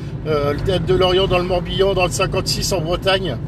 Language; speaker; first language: French; native; French